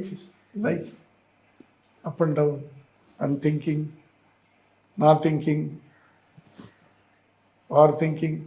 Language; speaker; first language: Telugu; non-native, learner; Tamil